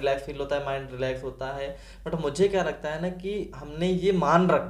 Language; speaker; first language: Hindi; native; Hindi